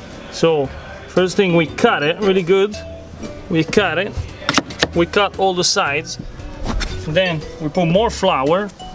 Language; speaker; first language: English; non-native, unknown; Italian